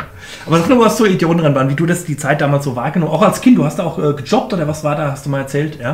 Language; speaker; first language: German; native; German